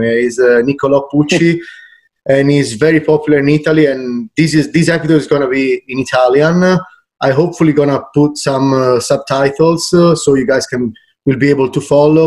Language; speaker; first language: English; non-native, fluent; Italian